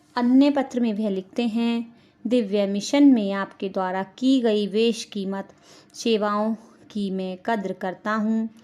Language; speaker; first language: Hindi; native; Hindi